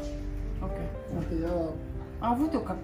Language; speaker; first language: Romanian; non-native, learner; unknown